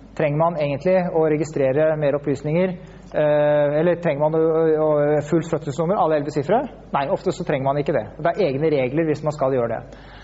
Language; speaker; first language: Norwegian; native; Norwegian